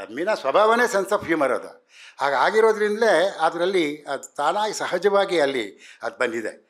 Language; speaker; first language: Kannada; native; Kannada